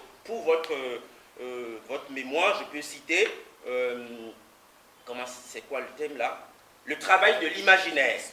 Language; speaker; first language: French; non-native, local second language; Fon